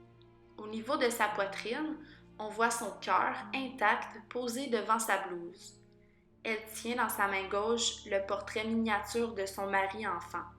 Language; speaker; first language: French; native; French